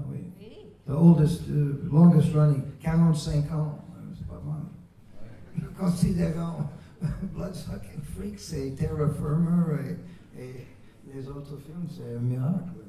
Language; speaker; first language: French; non-native, learner; English